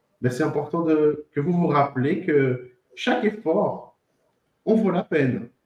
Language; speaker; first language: French; non-native, fluent; Portuguese